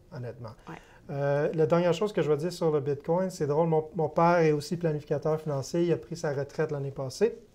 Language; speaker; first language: French; native; French